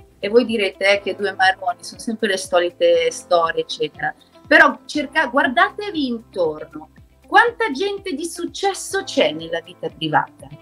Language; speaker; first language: Italian; non-native, fluent; German